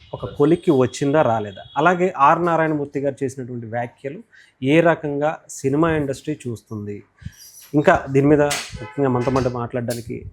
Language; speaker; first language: Telugu; native; Telugu